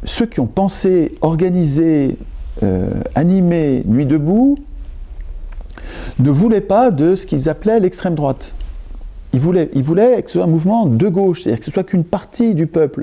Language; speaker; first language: French; native; French